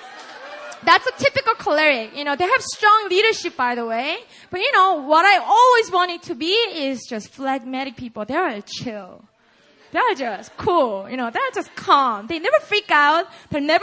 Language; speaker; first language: English; non-native, fluent; Korean